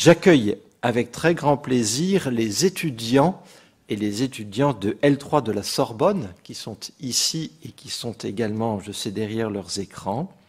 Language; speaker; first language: French; native; French